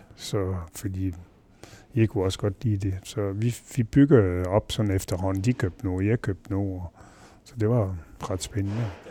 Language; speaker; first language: Danish; non-native, fluent; French